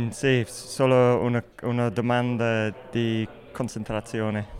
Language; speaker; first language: Italian; non-native, learner; English